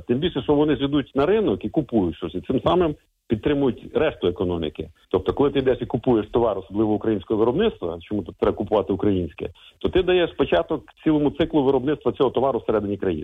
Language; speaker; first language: Ukrainian; native; Ukrainian